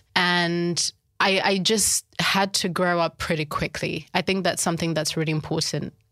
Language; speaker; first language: English; early bilingual, other home language; Shona